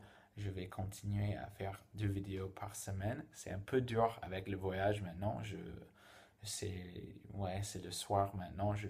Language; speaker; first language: French; non-native, fluent; English